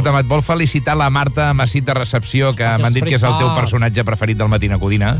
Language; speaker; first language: Catalan; native; Catalan